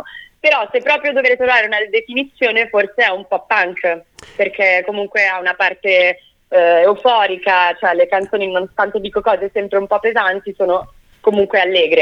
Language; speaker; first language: Italian; native; Italian